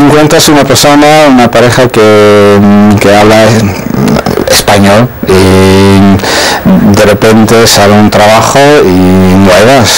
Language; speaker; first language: Spanish; non-native, fluent; Dutch